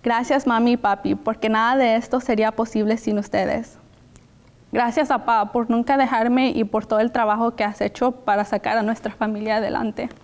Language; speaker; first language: Spanish; early bilingual, heritage; Spanish